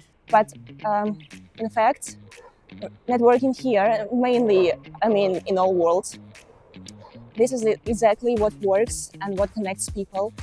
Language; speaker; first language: English; non-native, fluent; Ukrainian